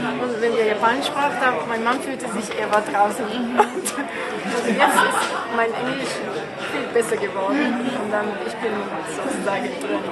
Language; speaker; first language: German; non-native, fluent; Japanese